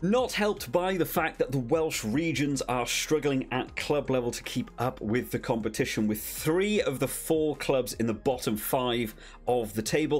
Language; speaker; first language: English; native; English